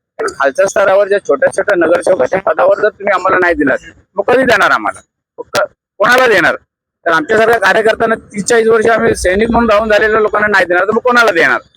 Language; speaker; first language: Marathi; non-native, local second language; Telugu